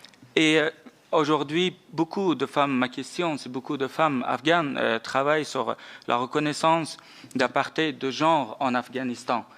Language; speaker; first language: French; non-native, fluent; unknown